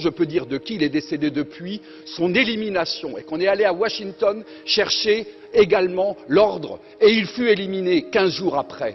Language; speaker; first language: French; native; French